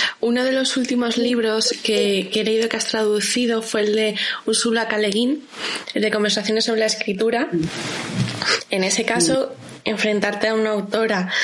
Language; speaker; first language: Spanish; native; Spanish